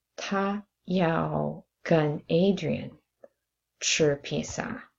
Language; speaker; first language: Chinese; non-native, fluent; English